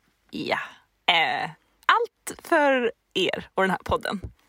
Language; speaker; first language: Swedish; native; Swedish